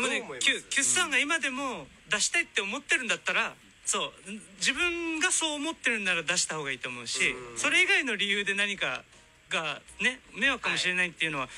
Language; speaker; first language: Japanese; native; Japanese